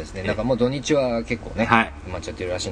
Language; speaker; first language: Japanese; native; Japanese